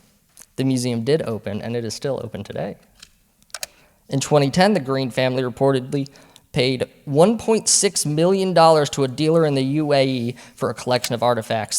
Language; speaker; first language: English; native; English